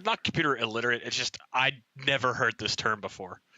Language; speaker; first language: English; native; English